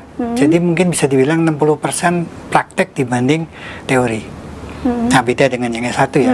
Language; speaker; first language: Indonesian; native; Indonesian